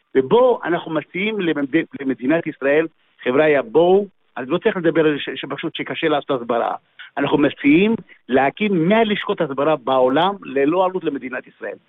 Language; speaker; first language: Hebrew; early bilingual, other home language; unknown